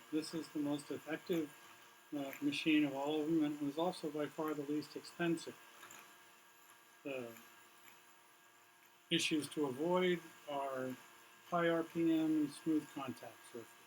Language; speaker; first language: English; native; English